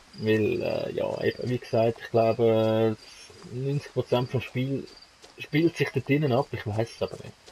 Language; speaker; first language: German; native; German